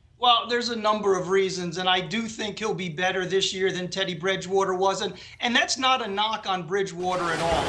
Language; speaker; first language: English; native; English